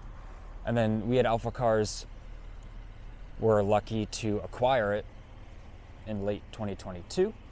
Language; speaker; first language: English; native; English